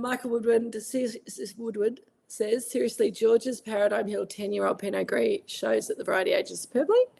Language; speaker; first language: English; native; English